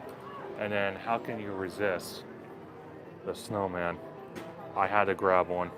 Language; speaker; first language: English; native; English